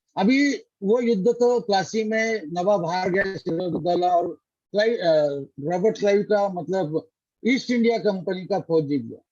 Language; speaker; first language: Hindi; non-native, local second language; Marathi